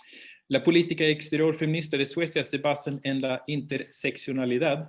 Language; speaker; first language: Spanish; non-native, fluent; Swedish